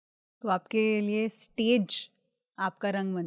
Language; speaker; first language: Hindi; native; Hindi